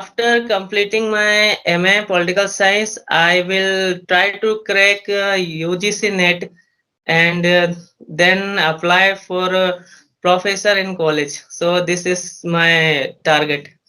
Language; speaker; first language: English; non-native, learner; Hindi